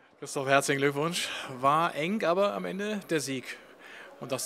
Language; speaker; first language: German; native; German